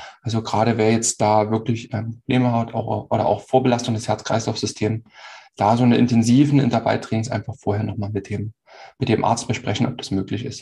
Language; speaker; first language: German; native; German